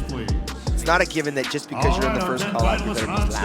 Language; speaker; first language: English; native; English